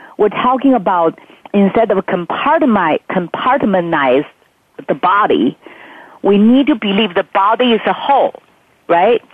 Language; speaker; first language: English; non-native, fluent; Chinese